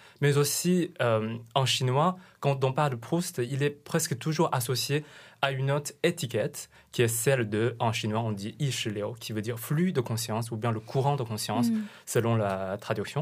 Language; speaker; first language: French; non-native, fluent; Chinese